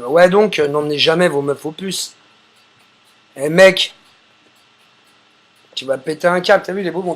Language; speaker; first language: French; native; French